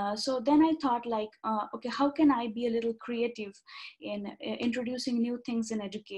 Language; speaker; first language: English; non-native, local second language; Bangla